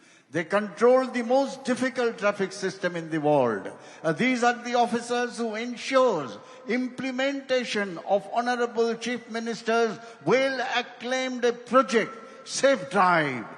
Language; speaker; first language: English; non-native, local second language; Bangla